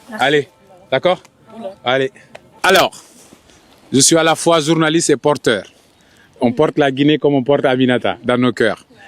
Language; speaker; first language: French; non-native, local second language; Fula